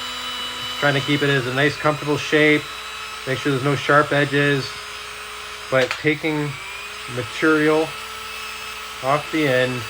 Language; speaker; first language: English; native; English